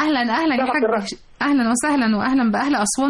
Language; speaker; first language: Arabic; native; Arabic